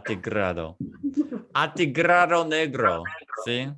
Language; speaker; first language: Spanish; non-native, fluent; English